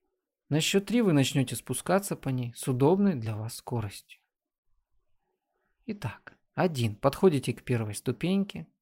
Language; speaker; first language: Russian; native; Russian